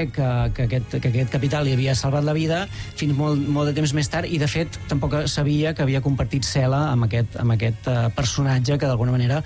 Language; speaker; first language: Catalan; native; Catalan